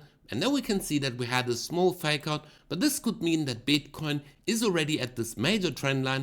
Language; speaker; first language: English; non-native, fluent; German